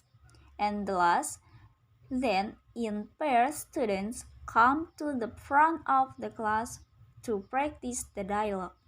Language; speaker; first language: English; non-native, learner; Indonesian